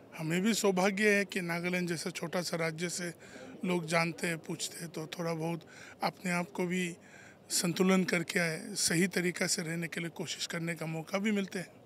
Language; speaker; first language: Hindi; non-native, local second language; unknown